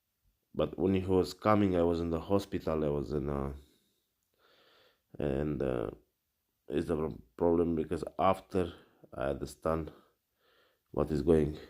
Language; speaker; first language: English; non-native, learner; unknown